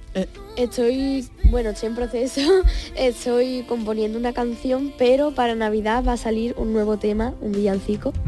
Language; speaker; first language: Spanish; native; Spanish